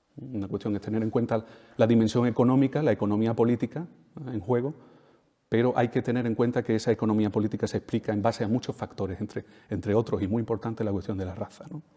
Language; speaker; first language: Spanish; native; Spanish